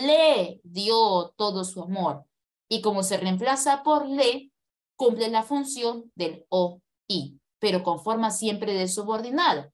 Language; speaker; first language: Spanish; native; Spanish